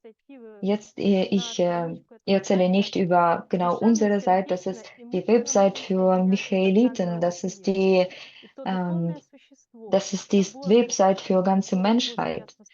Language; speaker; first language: German; non-native, learner; Russian